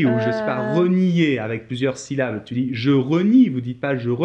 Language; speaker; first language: French; native; French